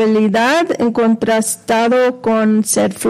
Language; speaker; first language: Spanish; non-native, fluent; English